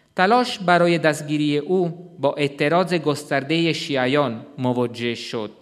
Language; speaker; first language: Persian; non-native, fluent; Italian